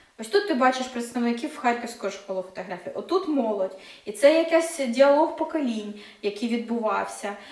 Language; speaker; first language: Ukrainian; non-native, local second language; Russian